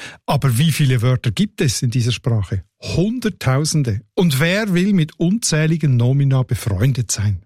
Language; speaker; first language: German; native; German